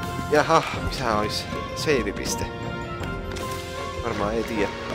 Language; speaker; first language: Finnish; native; Finnish